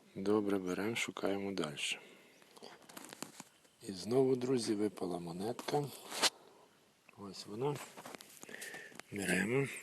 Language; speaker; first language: Ukrainian; native; Ukrainian